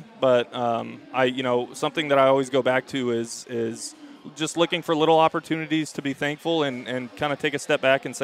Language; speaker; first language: English; native; English